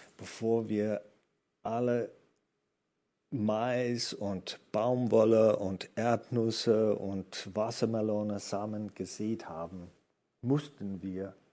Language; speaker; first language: German; non-native, fluent; English